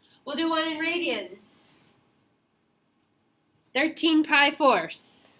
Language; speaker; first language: English; native; English